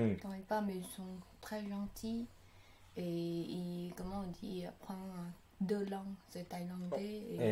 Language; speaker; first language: French; non-native, learner; Khmer